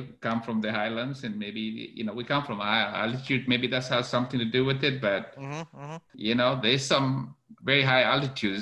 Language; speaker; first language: English; non-native, local second language; Kalenjin